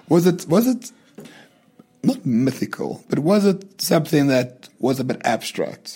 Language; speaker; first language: English; native; English